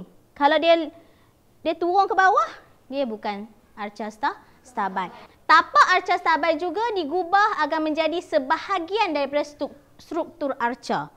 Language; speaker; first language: Malay; native; Malay